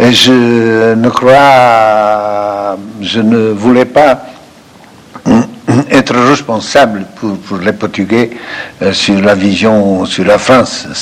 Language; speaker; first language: French; non-native, fluent; Portuguese